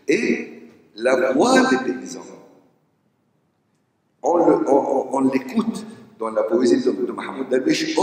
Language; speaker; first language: French; non-native, local second language; Arabic